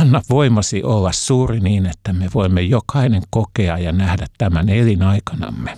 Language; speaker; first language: Finnish; native; Finnish